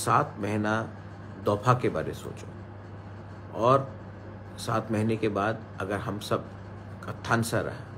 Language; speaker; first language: Hindi; non-native, local second language; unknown